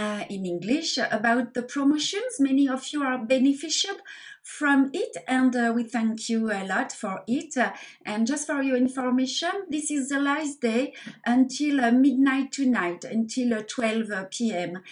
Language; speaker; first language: English; non-native, learner; French